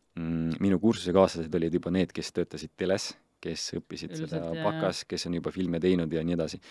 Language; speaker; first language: Estonian; non-native, local second language; Russian